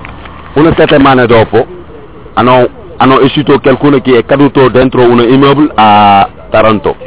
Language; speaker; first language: Italian; non-native, learner; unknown